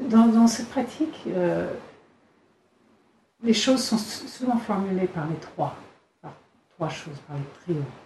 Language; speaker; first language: French; non-native, fluent; English